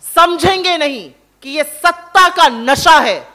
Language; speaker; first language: Hindi; native; Hindi